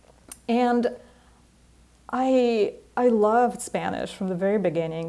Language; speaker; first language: English; non-native, fluent; Polish